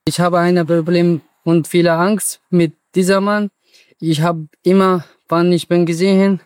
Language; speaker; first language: German; non-native, learner; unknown